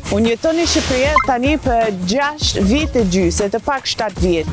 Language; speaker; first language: Albanian; non-native, learner; English